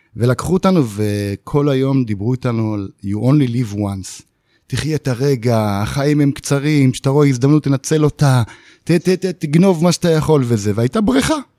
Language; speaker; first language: Hebrew; native; Hebrew